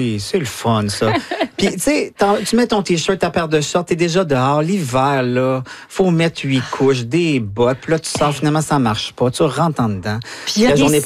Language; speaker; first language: French; native; French